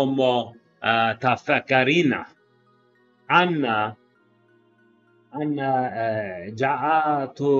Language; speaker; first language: Arabic; non-native, learner; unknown